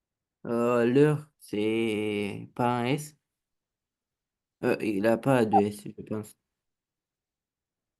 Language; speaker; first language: French; non-native, learner; Romanian